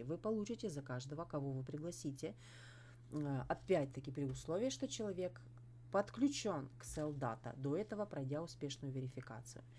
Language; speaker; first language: Russian; native; Russian